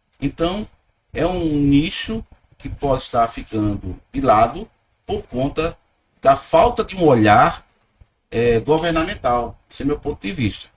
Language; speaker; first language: Portuguese; native; Portuguese